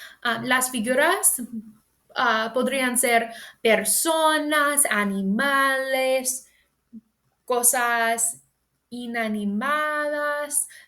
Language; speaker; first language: Spanish; non-native, fluent; English